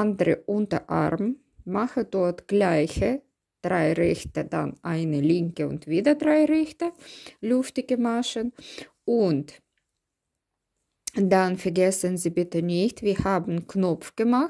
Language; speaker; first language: German; non-native, fluent; Russian